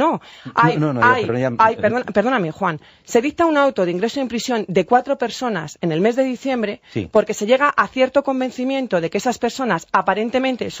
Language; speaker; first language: Spanish; native; Spanish